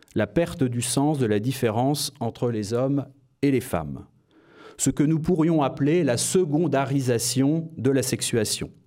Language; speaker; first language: French; native; French